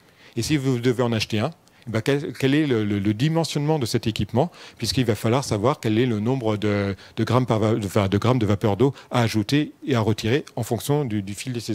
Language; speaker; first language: French; native; French